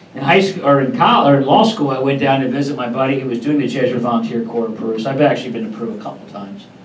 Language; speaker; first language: English; native; English